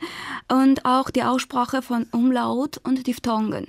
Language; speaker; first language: German; non-native, fluent; Armenian